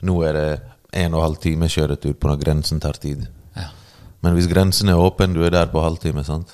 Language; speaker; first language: Norwegian; early bilingual, other home language; Bosnian